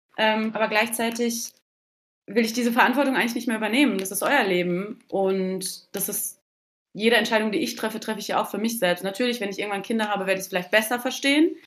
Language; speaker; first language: German; early bilingual, other home language; Turkish